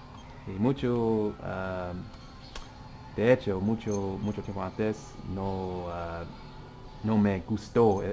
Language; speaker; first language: Spanish; non-native, learner; English